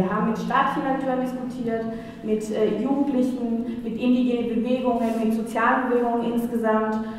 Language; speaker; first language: German; non-native, fluent; Spanish